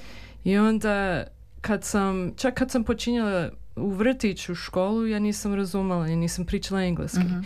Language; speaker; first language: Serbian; early bilingual, heritage; Serbian